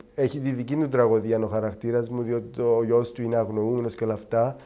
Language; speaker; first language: Greek; native; Greek